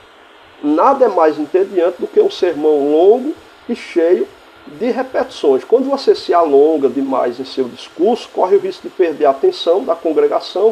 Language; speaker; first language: Portuguese; native; Portuguese